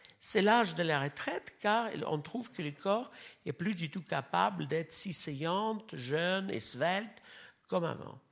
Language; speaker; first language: French; non-native, fluent; Russian